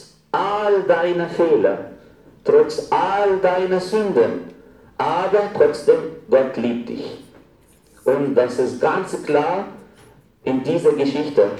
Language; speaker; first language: German; non-native, fluent; Arabic